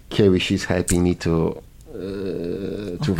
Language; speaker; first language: English; non-native, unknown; Polish